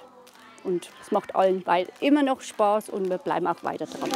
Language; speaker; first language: German; native; German